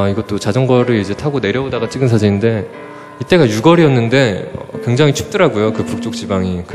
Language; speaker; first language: Korean; native; Korean